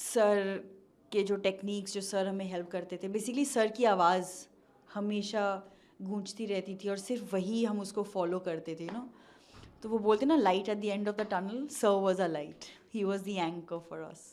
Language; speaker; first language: Hindi; native; Hindi